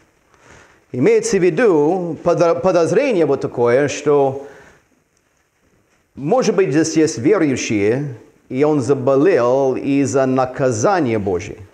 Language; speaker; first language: Russian; non-native, fluent; English